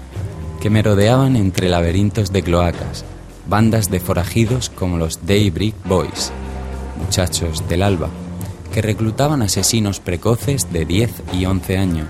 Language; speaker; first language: Spanish; native; Spanish